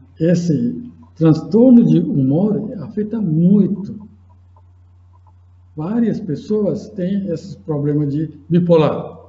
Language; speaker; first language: Portuguese; non-native, fluent; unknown